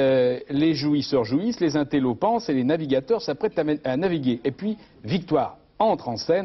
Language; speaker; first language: French; native; French